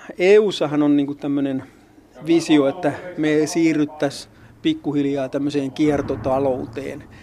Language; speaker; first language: Finnish; native; Finnish